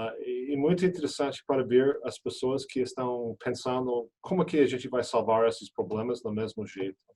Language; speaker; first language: Portuguese; non-native, fluent; English